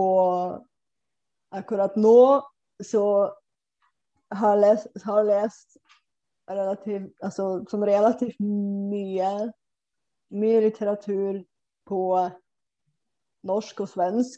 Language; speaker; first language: Norwegian; non-native, fluent; Bulgarian